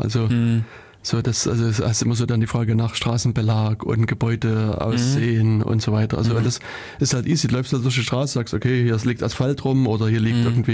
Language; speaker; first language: German; native; German